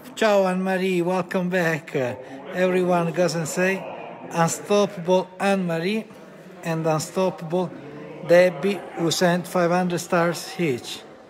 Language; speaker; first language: English; non-native, fluent; Italian